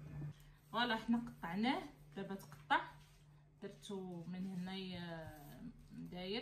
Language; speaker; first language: Arabic; native; Arabic